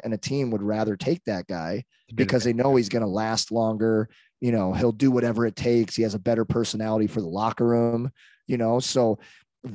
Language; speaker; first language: English; native; English